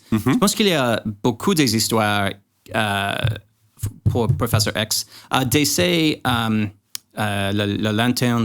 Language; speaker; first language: French; non-native, learner; English